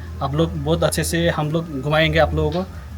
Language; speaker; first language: Hindi; non-native, local second language; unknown